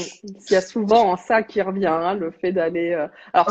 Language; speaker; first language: French; native; French